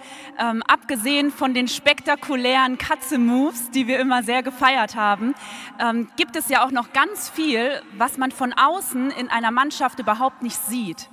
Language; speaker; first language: German; native; German